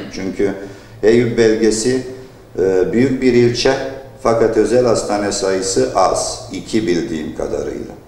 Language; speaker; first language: Turkish; early bilingual, heritage; Turkish